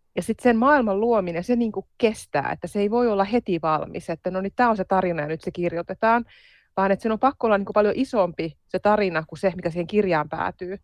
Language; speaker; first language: Finnish; native; Finnish